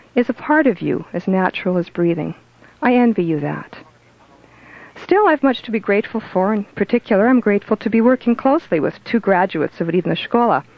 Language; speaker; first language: English; native; English